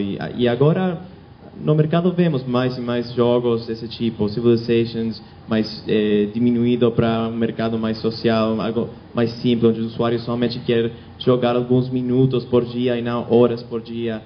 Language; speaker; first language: Portuguese; non-native, fluent; Spanish